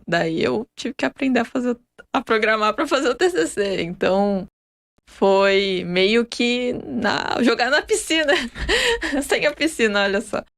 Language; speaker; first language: Portuguese; native; Portuguese